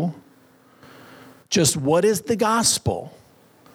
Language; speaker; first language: English; native; English